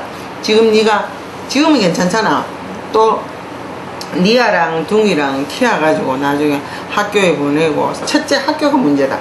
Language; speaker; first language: Korean; native; Korean